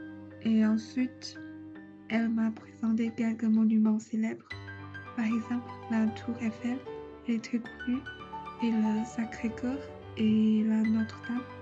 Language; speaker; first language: French; non-native, learner; Chinese